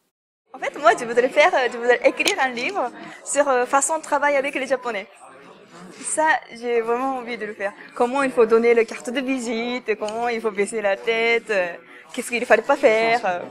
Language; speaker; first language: French; non-native, fluent; Japanese